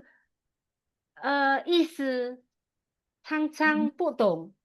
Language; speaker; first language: Chinese; non-native, learner; Indonesian